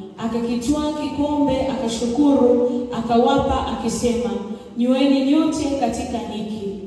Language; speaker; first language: Swahili; native; Swahili